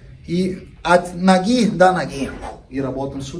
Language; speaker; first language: Russian; non-native, learner; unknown